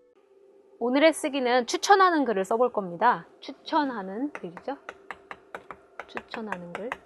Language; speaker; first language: Korean; native; Korean